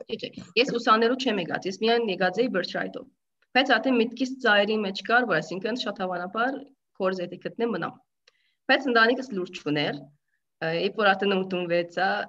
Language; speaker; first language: Armenian; early bilingual, heritage; Armenian